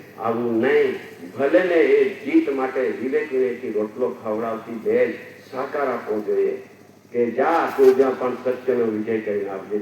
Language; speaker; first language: Gujarati; non-native, local second language; Bhili